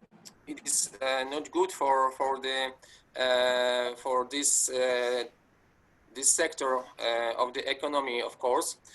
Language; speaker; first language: English; non-native, fluent; Polish